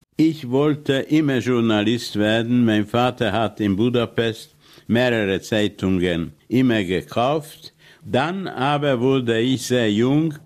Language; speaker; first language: German; non-native, fluent; Hungarian